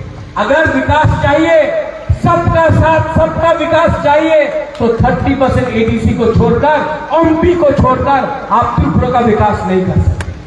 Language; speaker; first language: Hindi; non-native, local second language; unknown